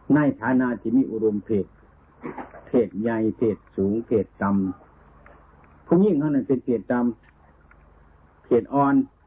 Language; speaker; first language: Thai; native; Thai